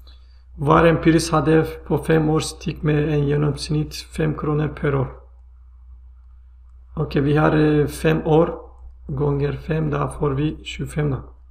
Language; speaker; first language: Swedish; non-native, fluent; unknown